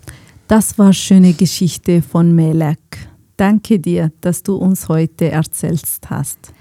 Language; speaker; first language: German; non-native, fluent; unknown